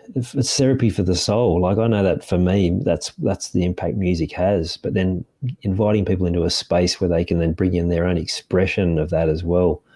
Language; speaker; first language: English; native; English